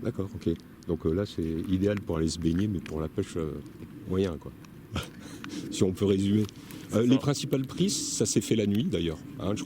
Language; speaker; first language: French; native; French